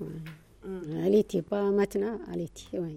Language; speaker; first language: French; non-native, learner; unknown